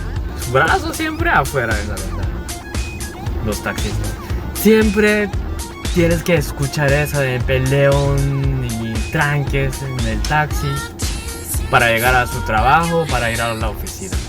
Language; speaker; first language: Spanish; non-native, learner; Korean